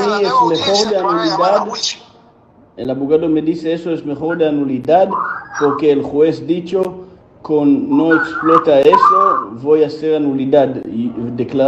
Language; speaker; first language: Spanish; non-native, learner; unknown